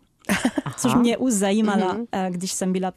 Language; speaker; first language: Czech; non-native, fluent; French